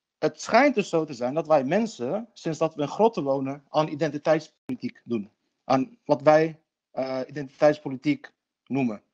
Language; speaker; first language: Dutch; early bilingual, other home language; Turkish